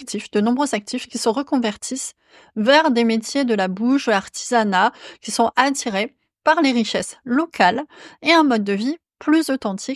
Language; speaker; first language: French; native; French